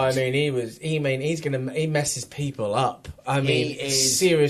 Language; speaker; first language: English; native; English